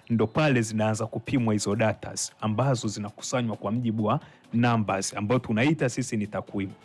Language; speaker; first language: Swahili; native; Swahili